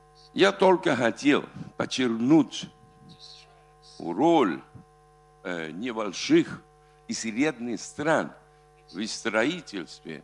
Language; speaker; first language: Russian; non-native, fluent; Spanish